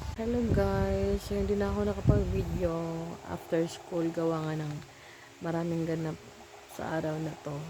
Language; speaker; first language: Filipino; non-native, local second language; Cebuano